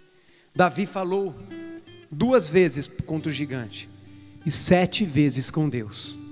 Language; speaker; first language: Portuguese; native; Portuguese